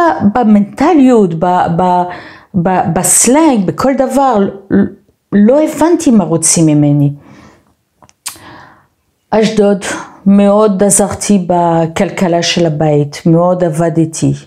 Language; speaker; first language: Hebrew; non-native, fluent; French